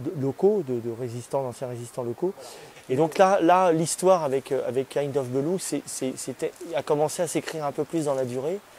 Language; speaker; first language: French; native; French